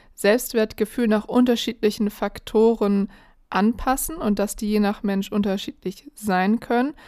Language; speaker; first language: German; native; German